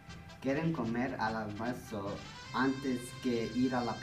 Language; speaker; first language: Spanish; non-native, learner; English